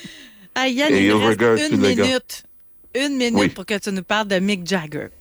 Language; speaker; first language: French; native; French